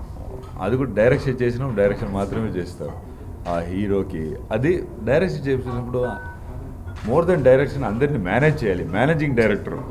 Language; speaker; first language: Telugu; non-native, fluent; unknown